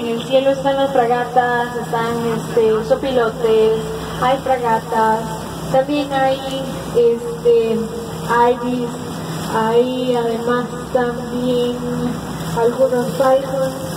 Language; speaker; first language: Spanish; native; Spanish